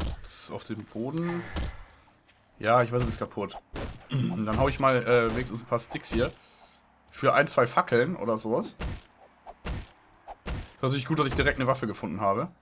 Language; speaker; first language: German; native; German